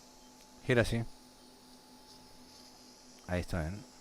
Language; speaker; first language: Spanish; native; Spanish